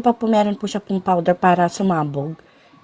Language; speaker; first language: Filipino; native; Filipino